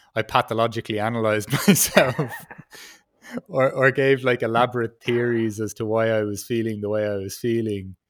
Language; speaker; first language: English; native; English